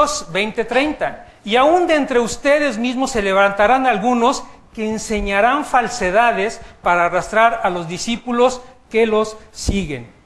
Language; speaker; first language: Spanish; native; Spanish